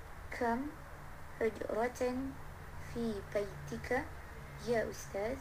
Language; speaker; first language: Arabic; non-native, learner; Malay